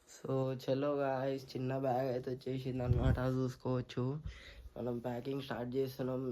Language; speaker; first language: Telugu; non-native, local second language; Marathi